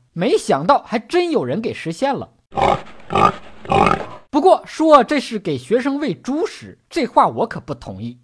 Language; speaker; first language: Chinese; native; Chinese